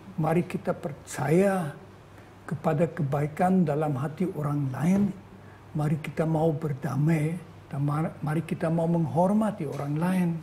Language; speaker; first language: Indonesian; non-native, fluent; German